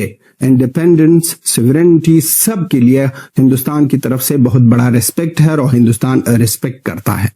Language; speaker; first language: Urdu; non-native, fluent; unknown